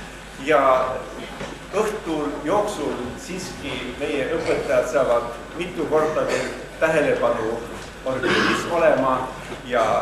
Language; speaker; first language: Estonian; native; Estonian